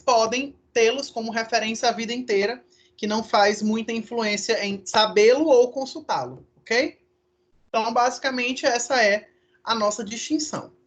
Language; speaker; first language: Portuguese; native; Portuguese